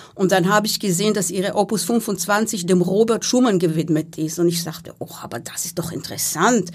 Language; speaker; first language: German; non-native, fluent; Hebrew